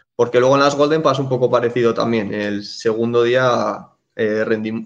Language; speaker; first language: Spanish; native; Spanish